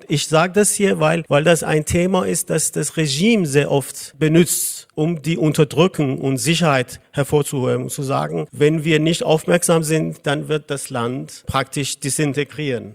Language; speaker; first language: German; non-native, fluent; Persian